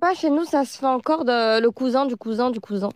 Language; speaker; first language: French; early bilingual, other home language; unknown